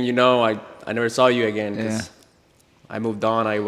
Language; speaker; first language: English; non-native, fluent; Spanish